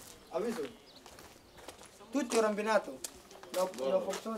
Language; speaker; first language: Italian; non-native, learner; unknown